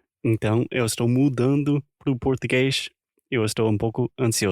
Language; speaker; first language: Portuguese; non-native, fluent; English